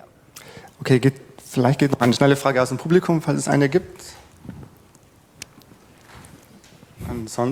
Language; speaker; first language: German; native; German